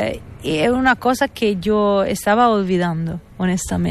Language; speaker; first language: Spanish; non-native, fluent; Italian